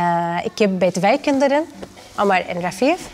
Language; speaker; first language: Dutch; non-native, learner; Arabic